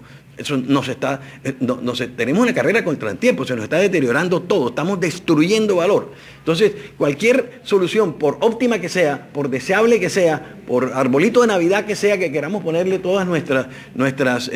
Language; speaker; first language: Spanish; native; Spanish